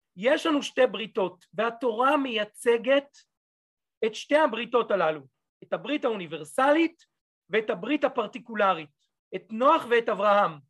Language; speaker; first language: Hebrew; native; Hebrew